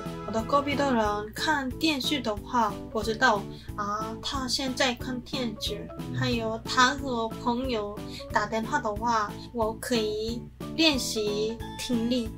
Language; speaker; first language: Chinese; non-native, learner; Korean